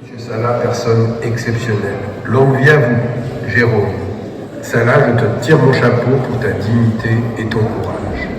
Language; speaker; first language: French; native; French